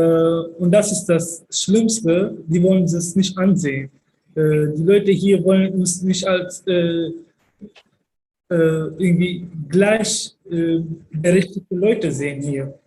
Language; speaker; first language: German; early bilingual, other home language; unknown